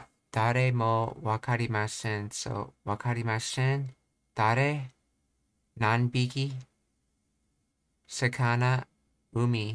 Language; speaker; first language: Japanese; non-native, learner; English